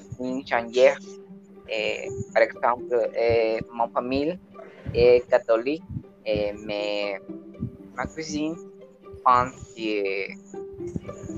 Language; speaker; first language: French; non-native, learner; Spanish